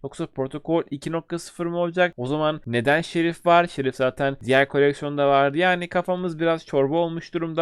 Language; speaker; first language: Turkish; native; Turkish